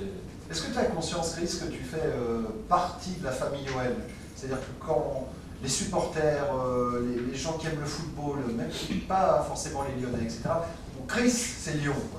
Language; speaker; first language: French; native; French